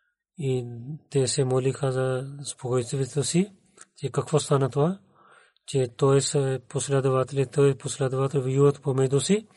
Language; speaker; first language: Bulgarian; non-native, learner; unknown